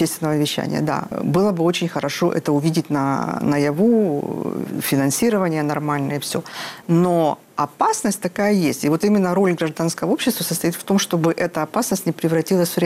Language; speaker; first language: Russian; native; Russian